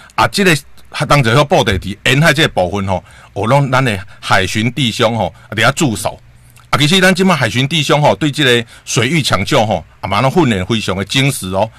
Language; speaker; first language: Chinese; native; Chinese